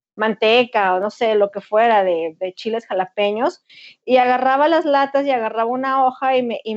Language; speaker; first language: Spanish; native; Spanish